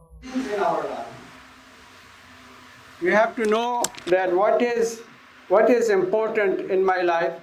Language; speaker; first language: English; non-native, fluent; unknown